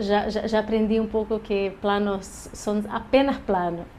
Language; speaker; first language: Spanish; early bilingual, heritage; Portuguese